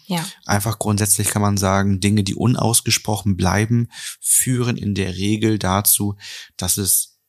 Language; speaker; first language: German; native; German